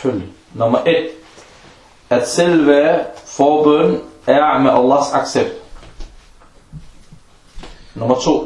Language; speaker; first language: Danish; non-native, fluent; Arabic